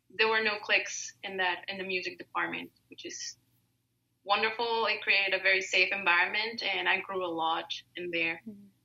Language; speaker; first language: English; non-native, fluent; Spanish